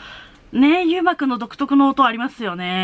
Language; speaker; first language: Japanese; native; Japanese